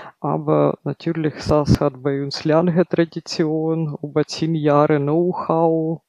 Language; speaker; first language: German; non-native, fluent; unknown